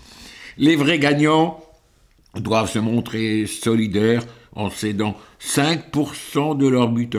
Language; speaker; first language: French; native; French